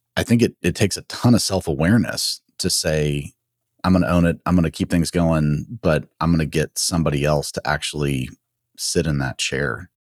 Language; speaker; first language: English; native; English